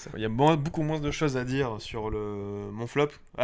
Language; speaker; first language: French; native; French